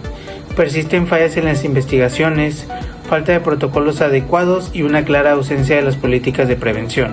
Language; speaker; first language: Spanish; native; Spanish